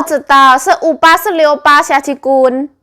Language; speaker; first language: Chinese; non-native, learner; Javanese